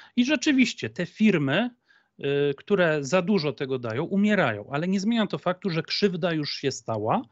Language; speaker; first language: Polish; native; Polish